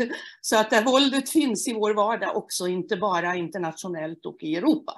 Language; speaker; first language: Swedish; native; Swedish